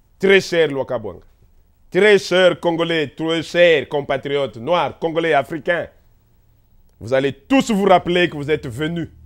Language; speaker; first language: French; non-native, local second language; Kongo